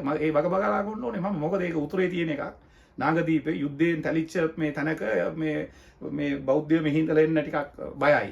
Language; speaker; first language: Sinhala; non-native, local second language; Tamil